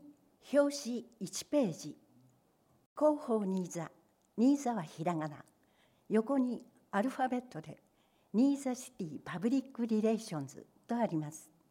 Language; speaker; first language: Japanese; native; Japanese